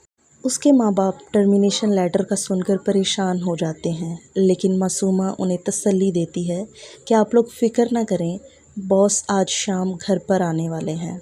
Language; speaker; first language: Urdu; native; Urdu